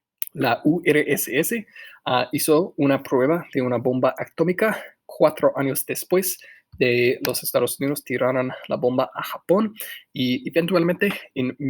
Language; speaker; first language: Spanish; non-native, fluent; English